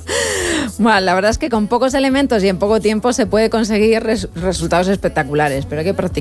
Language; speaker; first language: Spanish; native; Spanish